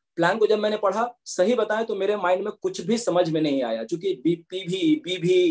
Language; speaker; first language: Hindi; native; Hindi